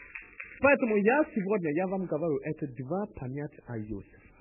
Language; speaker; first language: Russian; non-native, learner; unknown